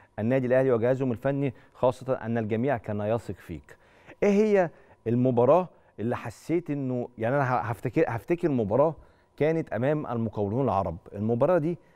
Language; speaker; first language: Arabic; native; Arabic